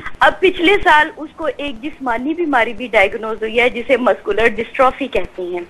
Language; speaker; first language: Urdu; native; Urdu